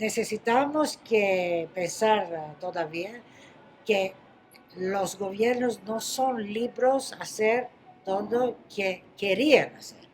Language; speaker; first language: Spanish; non-native, fluent; Greek